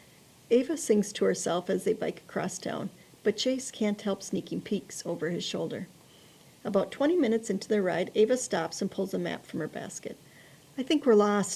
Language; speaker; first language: English; native; English